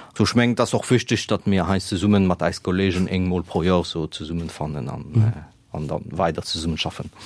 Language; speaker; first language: Luxembourgish; non-native, fluent; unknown